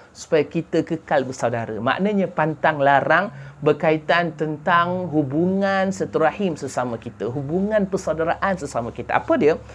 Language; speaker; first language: Malay; native; Malay